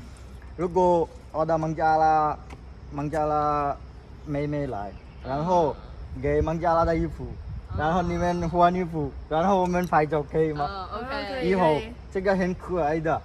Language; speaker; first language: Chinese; non-native, learner; Bangla